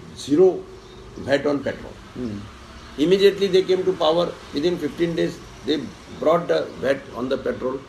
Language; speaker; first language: English; non-native, local second language; Konkani